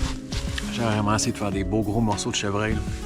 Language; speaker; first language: French; native; French